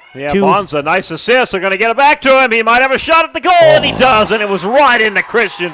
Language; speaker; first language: English; native; English